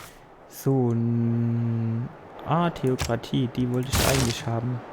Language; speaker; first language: German; native; German